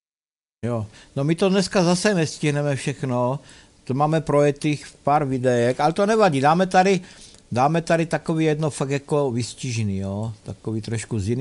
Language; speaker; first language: Czech; native; Czech